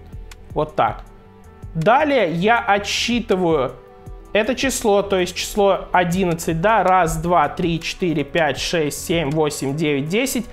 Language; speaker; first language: Russian; native; Russian